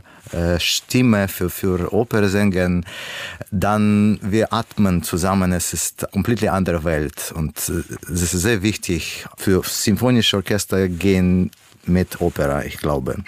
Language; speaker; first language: German; non-native, learner; Russian